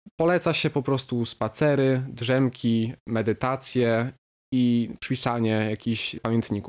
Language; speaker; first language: Polish; native; Polish